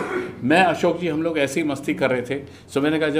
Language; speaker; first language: Hindi; native; Hindi